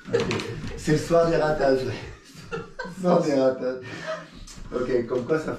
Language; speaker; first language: French; native; French